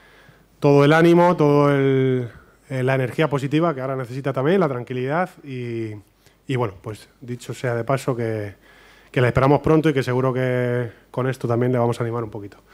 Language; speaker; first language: Spanish; native; Spanish